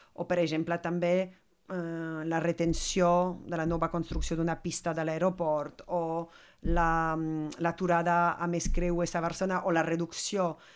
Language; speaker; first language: Catalan; non-native, fluent; French